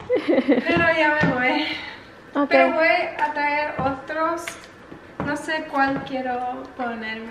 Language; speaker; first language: Spanish; early bilingual, heritage; Spanish